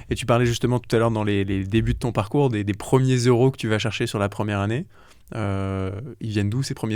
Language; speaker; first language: French; native; French